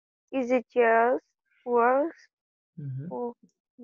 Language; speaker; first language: English; non-native, learner; Portuguese